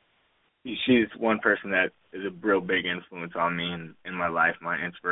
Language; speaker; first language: English; native; English